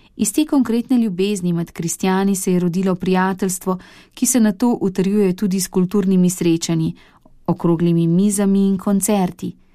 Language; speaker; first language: Slovenian; native; Slovenian